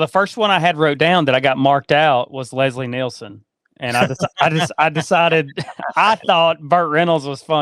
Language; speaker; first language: English; native; English